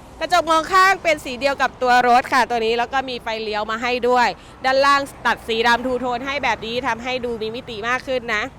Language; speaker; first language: Thai; native; Thai